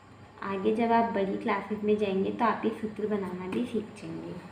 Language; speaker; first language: Hindi; native; Hindi